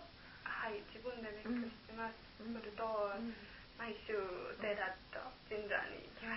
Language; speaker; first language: Japanese; non-native, learner; German